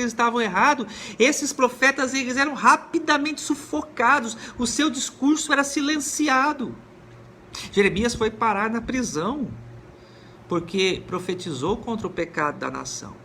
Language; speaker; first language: Portuguese; native; Portuguese